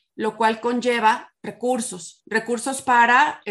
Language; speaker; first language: Spanish; native; Spanish